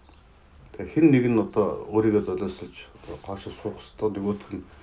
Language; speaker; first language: Mongolian; native; Mongolian